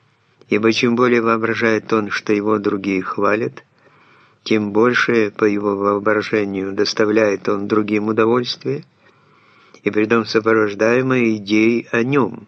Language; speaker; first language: Russian; native; Russian